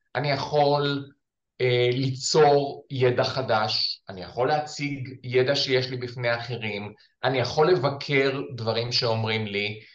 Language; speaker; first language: Hebrew; native; Hebrew